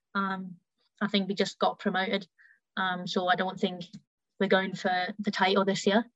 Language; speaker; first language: English; early bilingual, heritage; German